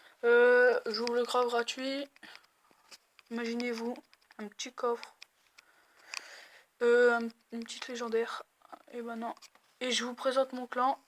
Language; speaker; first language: French; native; French